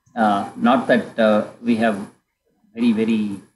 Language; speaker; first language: English; non-native, local second language; Kannada